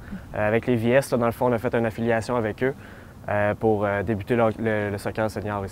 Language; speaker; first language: French; native; French